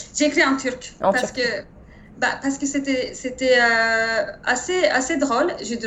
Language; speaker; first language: French; non-native, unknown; Turkish